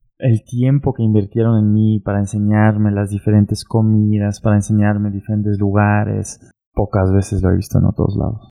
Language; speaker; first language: Spanish; early bilingual, heritage; German